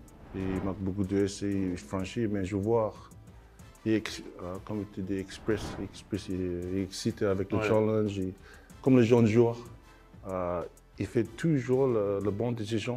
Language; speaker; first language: French; non-native, learner; English